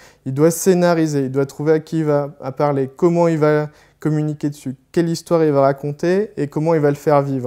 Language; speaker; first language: French; native; French